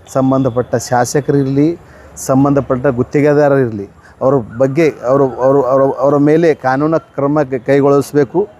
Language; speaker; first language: Kannada; non-native, local second language; Lambadi